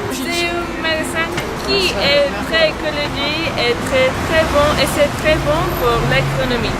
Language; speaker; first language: French; non-native, learner; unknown